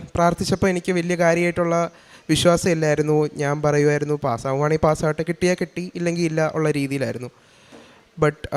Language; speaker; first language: Malayalam; early bilingual, heritage; Malayalam